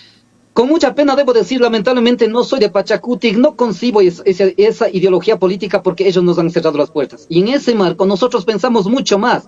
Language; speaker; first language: Spanish; native; Spanish